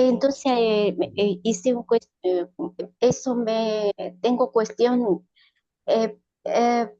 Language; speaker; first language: Spanish; non-native, learner; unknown